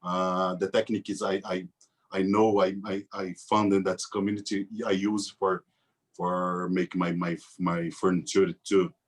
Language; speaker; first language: English; non-native, learner; Portuguese